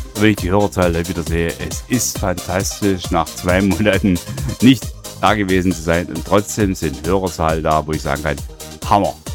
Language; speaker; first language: German; native; German